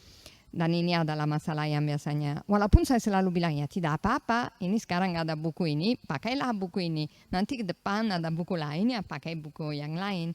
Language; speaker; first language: Indonesian; non-native, fluent; Italian